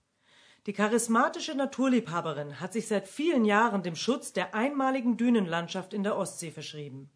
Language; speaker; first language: German; native; German